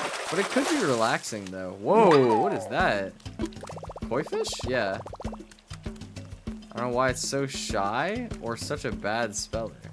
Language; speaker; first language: English; native; English